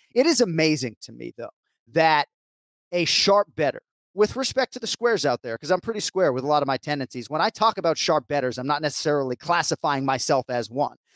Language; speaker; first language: English; native; English